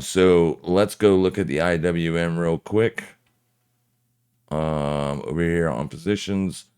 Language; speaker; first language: English; native; English